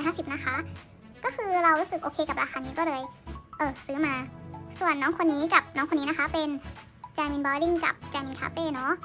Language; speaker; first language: Thai; native; Thai